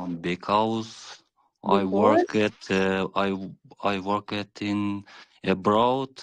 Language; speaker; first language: English; non-native, learner; Kyrgyz